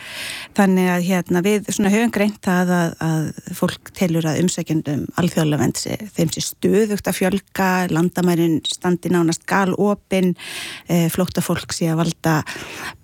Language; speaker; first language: Icelandic; native; Icelandic